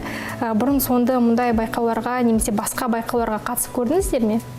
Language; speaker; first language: Kazakh; native; Kazakh